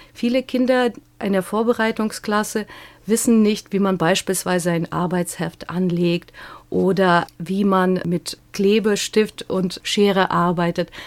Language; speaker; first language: German; native; German